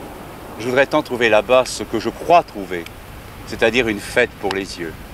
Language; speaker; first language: French; native; French